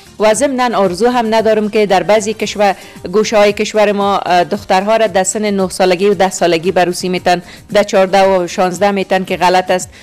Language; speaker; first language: Persian; non-native, local second language; Uzbek